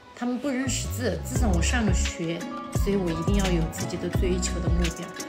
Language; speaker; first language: Chinese; non-native, local second language; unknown